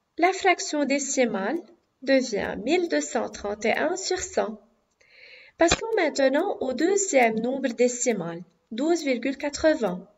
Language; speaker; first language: French; non-native, local second language; Arabic